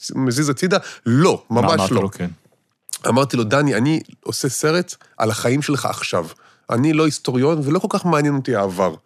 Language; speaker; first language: Hebrew; native; Hebrew